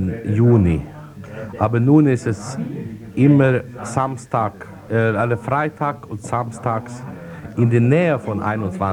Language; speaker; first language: German; non-native, fluent; Swedish